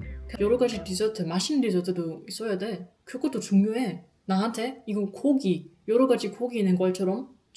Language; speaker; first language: Korean; non-native, fluent; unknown